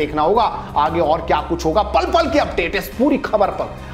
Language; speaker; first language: Hindi; native; Hindi